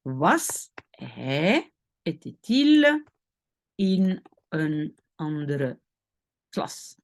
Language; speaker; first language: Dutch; non-native, fluent; French